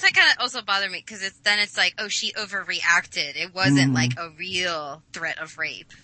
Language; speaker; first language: English; native; English